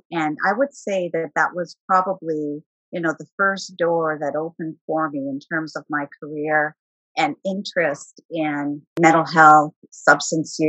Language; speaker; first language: English; native; English